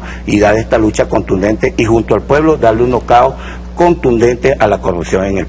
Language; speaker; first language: Spanish; native; Spanish